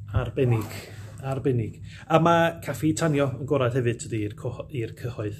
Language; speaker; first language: Welsh; native; Welsh